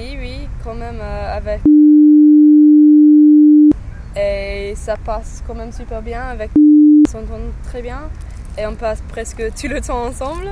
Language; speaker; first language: French; non-native, learner; English